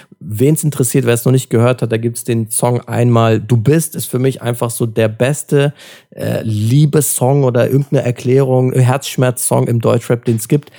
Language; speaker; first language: German; early bilingual, other home language; Turkish